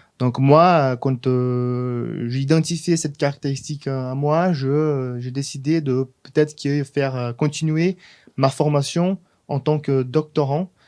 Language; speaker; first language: French; non-native, fluent; Portuguese